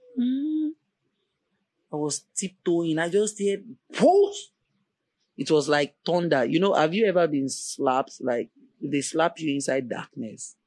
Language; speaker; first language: English; non-native, local second language; Yoruba